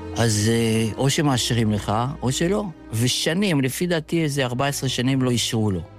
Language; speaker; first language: Hebrew; early bilingual, other home language; Yiddish